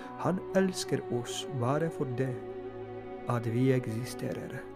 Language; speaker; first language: Norwegian; non-native, fluent; Polish